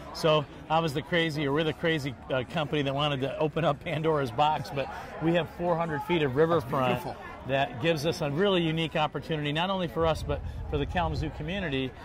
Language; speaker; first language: English; native; English